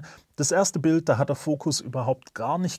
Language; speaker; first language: German; native; German